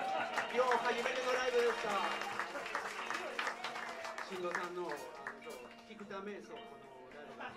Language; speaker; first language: Japanese; non-native, fluent; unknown